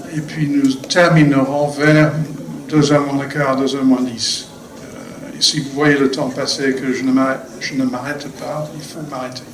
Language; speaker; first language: French; non-native, fluent; English